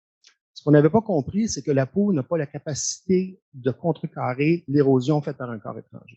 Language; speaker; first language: French; native; French